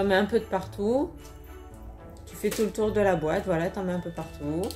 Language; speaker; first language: French; native; French